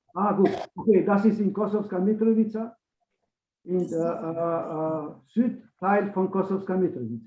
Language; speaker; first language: German; non-native, learner; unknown